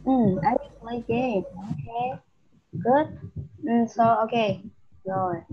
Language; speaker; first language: English; non-native, learner; Vietnamese